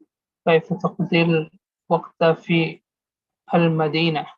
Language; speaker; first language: Arabic; non-native, learner; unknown